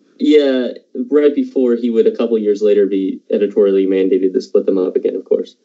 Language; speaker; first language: English; native; English